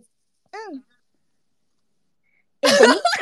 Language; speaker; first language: Japanese; native; Japanese